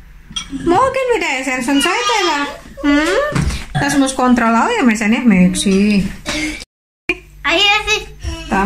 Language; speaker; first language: German; non-native, learner; Indonesian